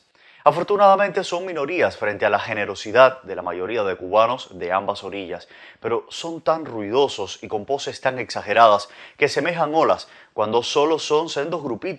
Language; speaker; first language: Spanish; native; Spanish